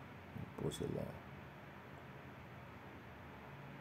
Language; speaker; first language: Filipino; native; Filipino